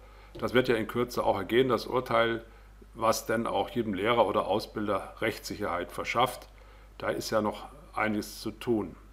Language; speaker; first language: German; native; German